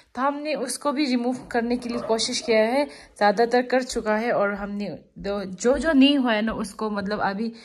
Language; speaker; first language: Hindi; non-native, local second language; Tibetan